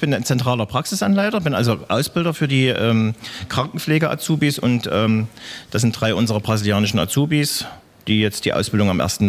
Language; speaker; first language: German; native; German